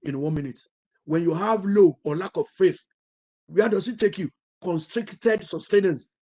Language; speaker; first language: English; non-native, local second language; Yoruba